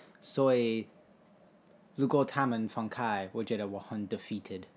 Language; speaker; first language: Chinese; non-native, learner; English